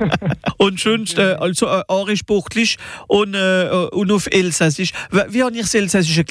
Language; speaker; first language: German; non-native, local second language; Swiss German